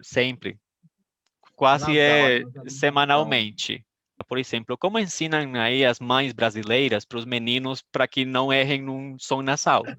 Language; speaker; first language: Portuguese; non-native, fluent; Spanish